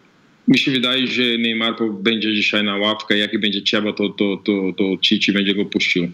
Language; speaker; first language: Polish; non-native, fluent; Portuguese